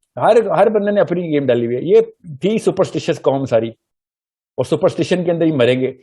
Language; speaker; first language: Urdu; early bilingual, heritage; Urdu